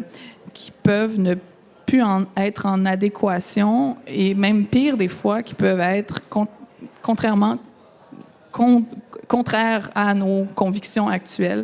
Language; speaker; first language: French; native; French